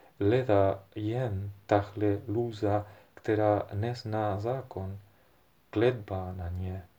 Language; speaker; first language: Czech; non-native, fluent; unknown